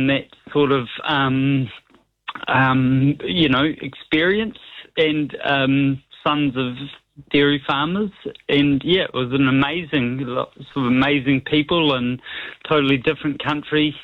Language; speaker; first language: English; native; English